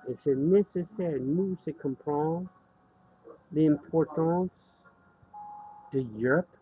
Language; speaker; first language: French; non-native, learner; English